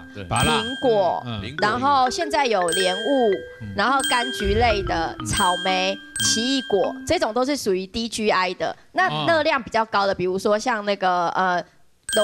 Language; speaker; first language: Chinese; native; Chinese